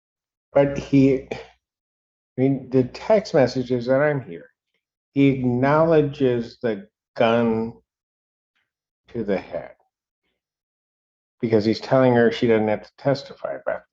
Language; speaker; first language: English; native; English